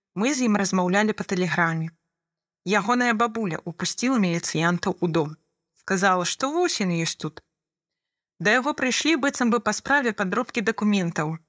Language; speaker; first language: Belarusian; non-native, fluent; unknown